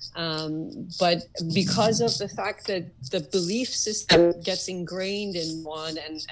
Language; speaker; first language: English; early bilingual, other home language; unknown